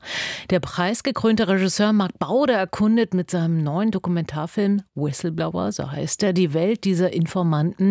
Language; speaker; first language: German; native; German